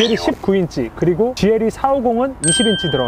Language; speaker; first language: Korean; native; Korean